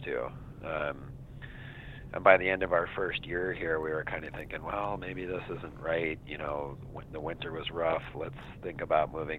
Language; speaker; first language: English; native; English